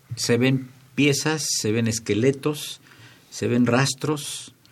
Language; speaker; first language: Spanish; native; Spanish